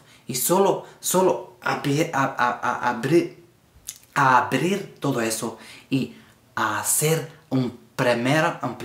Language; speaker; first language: Spanish; non-native, learner; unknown